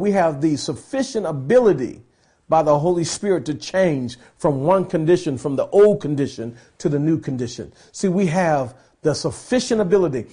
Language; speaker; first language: English; native; English